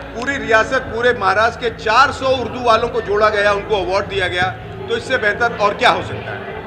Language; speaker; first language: Hindi; native; Hindi